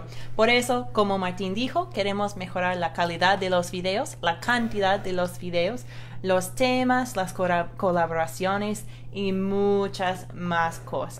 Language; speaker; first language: Spanish; non-native, fluent; English